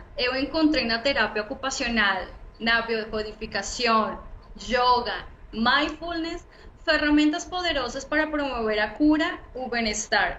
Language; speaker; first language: Portuguese; non-native, learner; Spanish